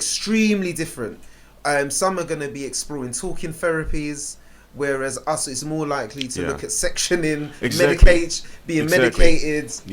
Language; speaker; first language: English; native; English